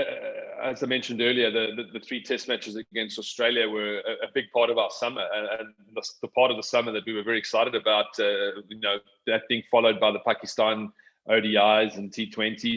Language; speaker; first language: English; native; English